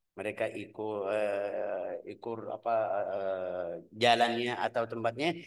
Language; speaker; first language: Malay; non-native, fluent; Arabic